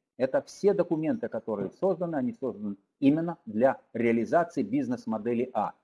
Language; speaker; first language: Russian; native; Russian